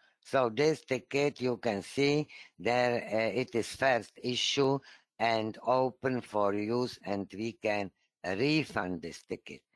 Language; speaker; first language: English; non-native, fluent; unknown